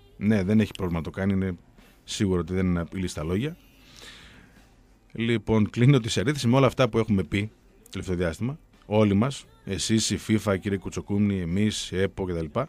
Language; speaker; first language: Greek; native; Greek